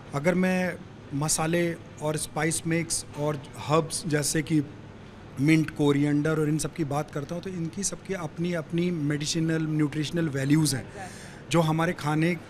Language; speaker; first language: Hindi; native; Hindi